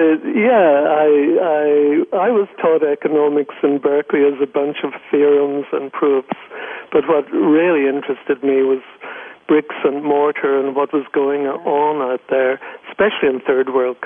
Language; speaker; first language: English; native; English